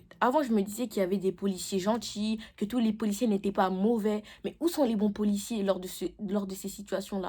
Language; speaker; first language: French; native; French